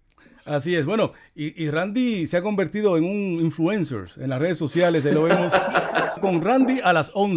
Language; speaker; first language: Spanish; native; Spanish